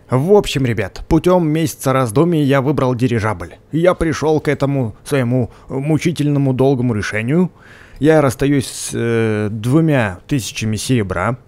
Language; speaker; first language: Russian; native; Russian